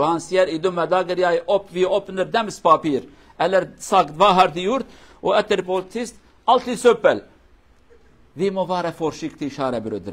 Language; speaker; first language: Norwegian; non-native, learner; Kurdish